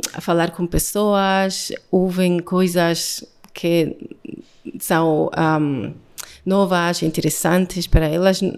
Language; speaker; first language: Portuguese; non-native, learner; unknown